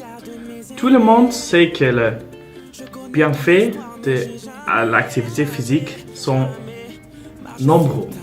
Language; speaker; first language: French; non-native, local second language; Persian